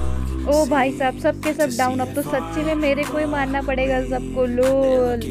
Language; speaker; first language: Hindi; native; Hindi